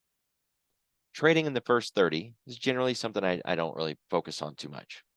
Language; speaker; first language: English; native; English